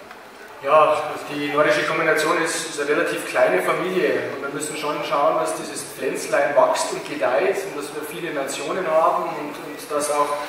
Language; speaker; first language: German; native; German